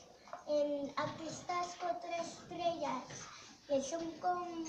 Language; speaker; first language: Catalan; non-native, local second language; Spanish